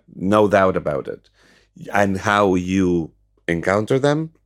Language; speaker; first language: English; non-native, fluent; Spanish